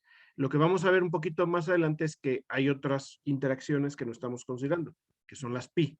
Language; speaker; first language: Spanish; native; Spanish